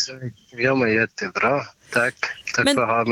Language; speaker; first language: Swedish; non-native, local second language; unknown